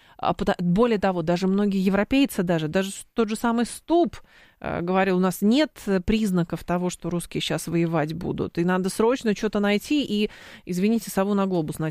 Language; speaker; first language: Russian; native; Russian